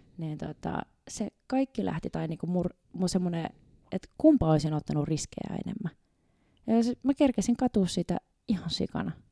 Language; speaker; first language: Finnish; native; Finnish